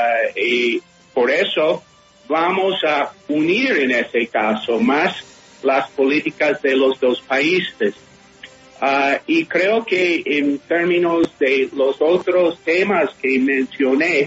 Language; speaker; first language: Spanish; non-native, fluent; English